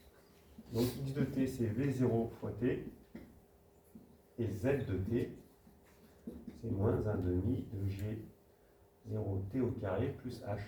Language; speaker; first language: French; native; French